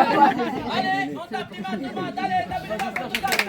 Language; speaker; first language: French; non-native, local second language; Arabic